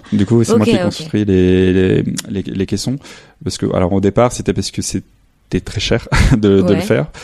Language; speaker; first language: French; native; French